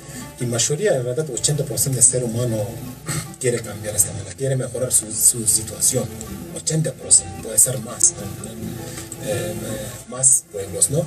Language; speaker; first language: Spanish; non-native, learner; Kurdish